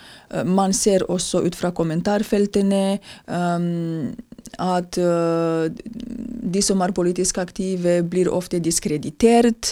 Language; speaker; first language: Norwegian; non-native, fluent; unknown